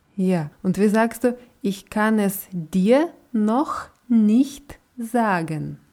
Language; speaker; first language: German; non-native, fluent; Russian